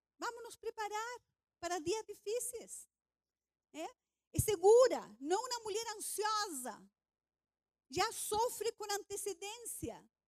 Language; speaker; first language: Portuguese; non-native, fluent; Spanish